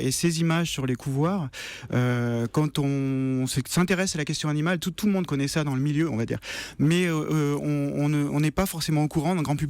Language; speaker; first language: French; native; French